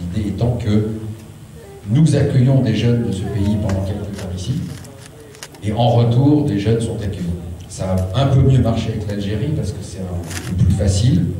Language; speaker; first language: French; early bilingual, other home language; Swiss German